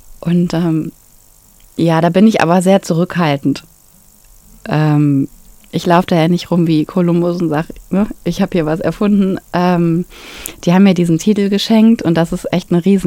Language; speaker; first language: German; native; German